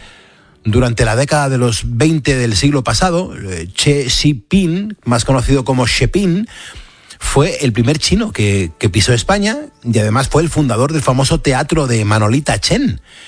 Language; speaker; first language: Spanish; native; Spanish